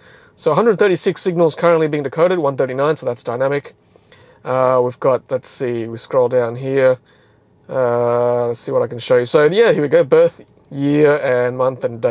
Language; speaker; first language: English; native; English